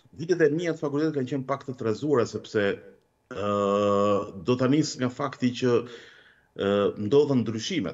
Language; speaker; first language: Albanian; native; Albanian